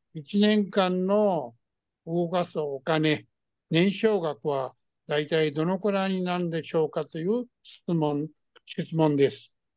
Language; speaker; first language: Japanese; early bilingual, heritage; Japanese